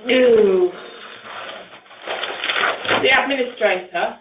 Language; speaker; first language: English; native; English